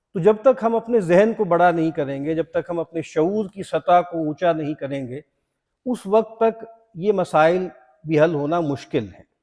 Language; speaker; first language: Urdu; non-native, local second language; Punjabi